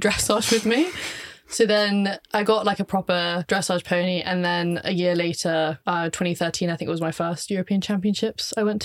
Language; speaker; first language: English; native; English